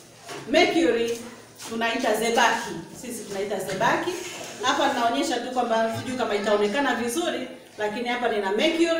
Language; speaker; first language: Swahili; native; Swahili